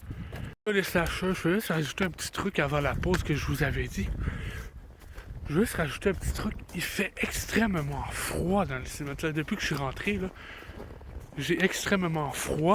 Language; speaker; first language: French; native; French